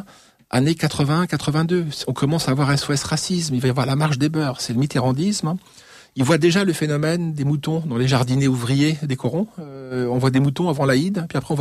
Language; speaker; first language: French; native; French